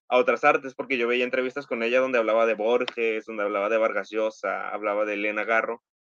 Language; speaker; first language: Spanish; native; Spanish